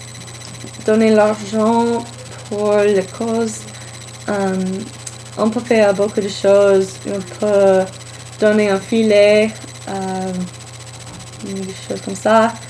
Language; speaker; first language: French; non-native, learner; English